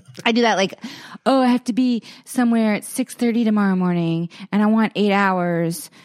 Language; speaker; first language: English; native; English